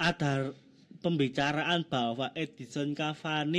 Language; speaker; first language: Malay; non-native, local second language; Javanese